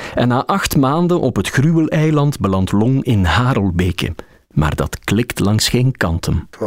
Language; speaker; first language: Dutch; native; Dutch